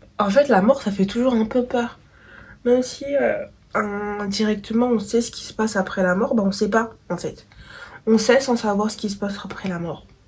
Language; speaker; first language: French; native; French